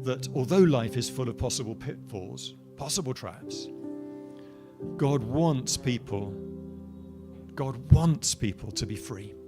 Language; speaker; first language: English; native; English